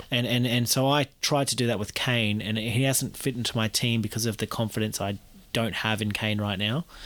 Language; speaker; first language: English; native; English